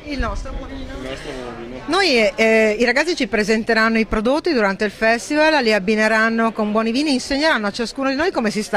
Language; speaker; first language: Italian; native; Italian